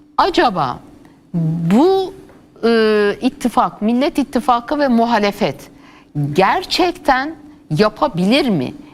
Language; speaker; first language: Turkish; native; Turkish